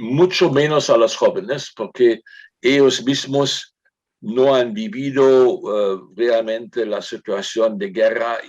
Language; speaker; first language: Spanish; non-native, fluent; German